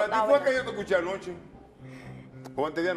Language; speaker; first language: Spanish; native; Spanish